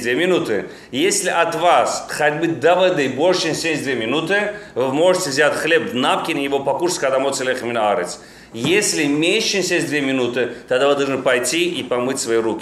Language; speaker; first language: Russian; non-native, local second language; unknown